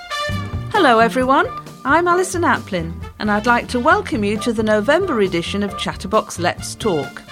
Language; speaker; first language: English; native; English